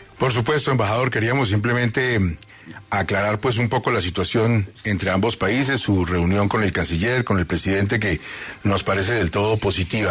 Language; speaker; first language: Spanish; native; Spanish